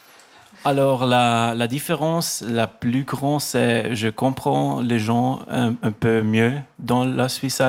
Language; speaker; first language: French; non-native, learner; German